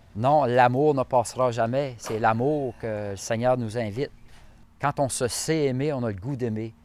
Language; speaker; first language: French; native; French